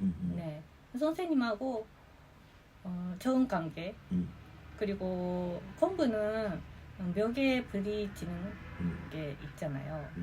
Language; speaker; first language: Korean; non-native, fluent; Japanese